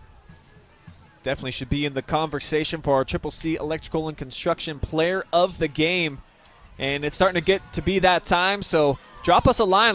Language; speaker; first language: English; native; English